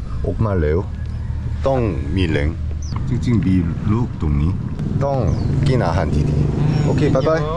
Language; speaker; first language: Thai; non-native, learner; Korean